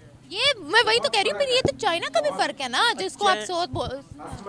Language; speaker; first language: Hindi; native; Hindi